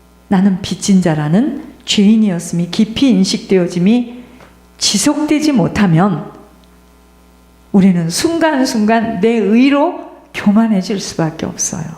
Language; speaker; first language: Korean; native; Korean